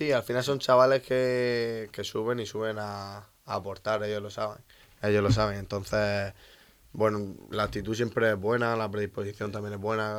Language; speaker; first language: Spanish; native; Spanish